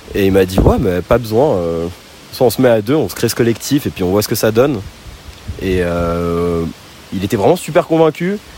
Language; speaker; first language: French; native; French